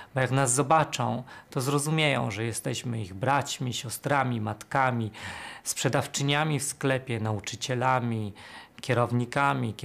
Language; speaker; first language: Polish; native; Polish